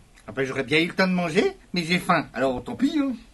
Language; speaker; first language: French; native; French